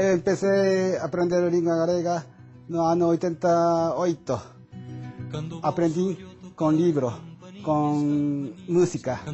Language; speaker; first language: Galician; non-native, learner; Japanese